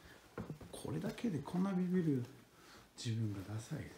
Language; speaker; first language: Japanese; non-native, fluent; French